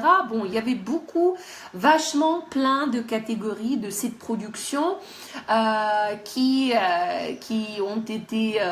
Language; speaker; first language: French; non-native, fluent; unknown